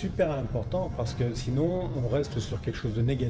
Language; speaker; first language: French; native; French